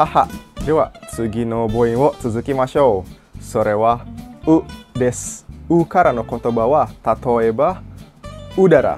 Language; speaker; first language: Japanese; non-native, fluent; Indonesian